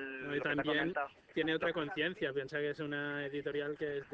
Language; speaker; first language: Spanish; native; Spanish